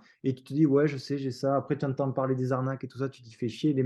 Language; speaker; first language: French; native; French